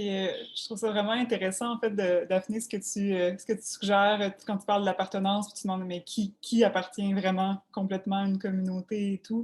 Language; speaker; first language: French; native; French